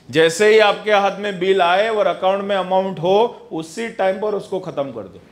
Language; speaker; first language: Hindi; non-native, local second language; Gujarati